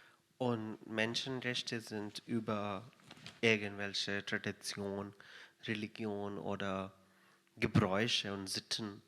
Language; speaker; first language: German; non-native, fluent; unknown